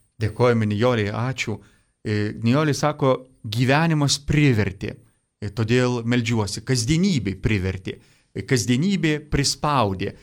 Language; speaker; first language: Lithuanian; native; Lithuanian